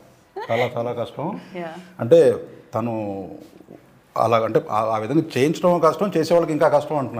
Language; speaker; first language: Telugu; native; Telugu